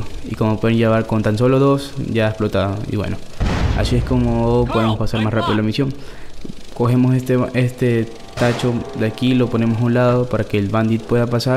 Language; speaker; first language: Spanish; native; Spanish